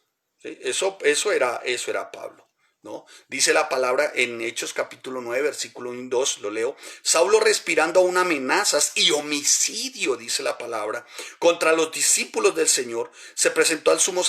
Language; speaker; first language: Spanish; native; Spanish